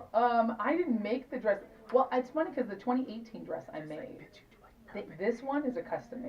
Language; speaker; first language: English; native; English